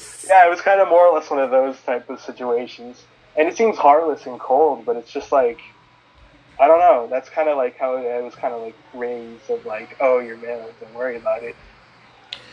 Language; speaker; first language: English; native; English